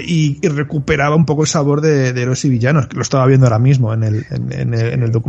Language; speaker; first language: Spanish; native; Spanish